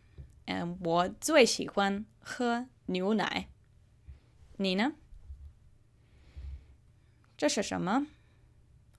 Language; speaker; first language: Chinese; non-native, fluent; English